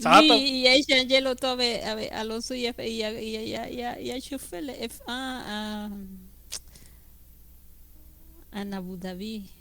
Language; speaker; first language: French; non-native, fluent; Spanish